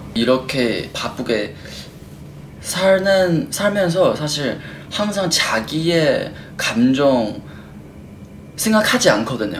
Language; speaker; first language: Korean; non-native, fluent; Chinese